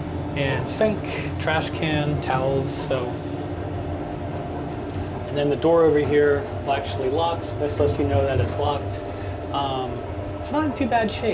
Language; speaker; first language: English; native; English